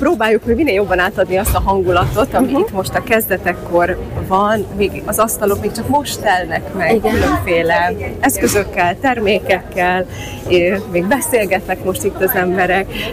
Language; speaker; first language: Hungarian; native; Hungarian